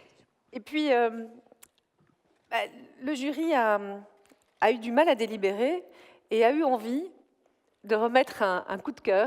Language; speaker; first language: French; native; French